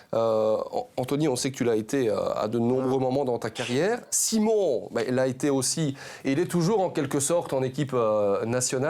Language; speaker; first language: French; native; French